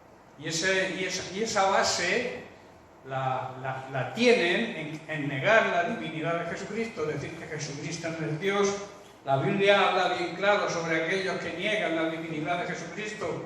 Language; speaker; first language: Spanish; native; Spanish